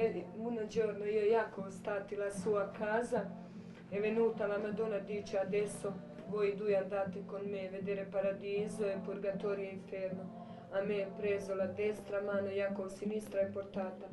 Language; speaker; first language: Italian; non-native, learner; Croatian